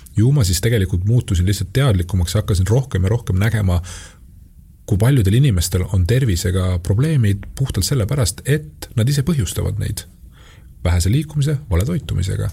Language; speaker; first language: Estonian; native; Estonian